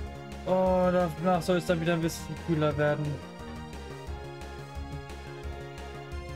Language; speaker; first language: German; native; German